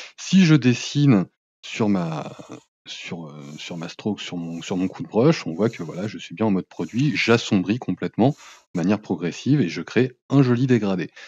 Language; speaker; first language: French; native; French